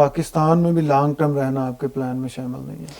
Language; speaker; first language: Urdu; native; Urdu